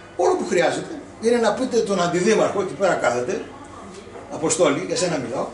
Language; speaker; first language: Greek; early bilingual, heritage; Greek